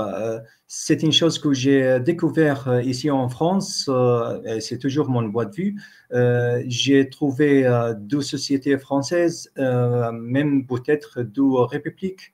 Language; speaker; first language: French; non-native, fluent; Arabic